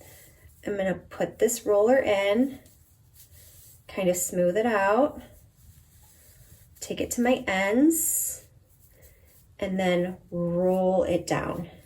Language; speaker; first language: English; native; English